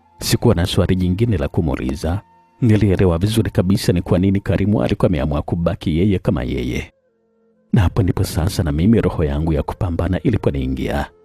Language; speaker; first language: Swahili; native; Swahili